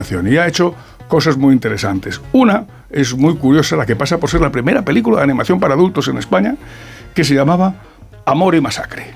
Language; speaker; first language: Spanish; native; Spanish